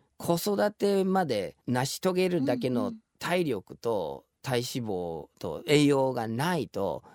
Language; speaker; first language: Japanese; non-native, fluent; English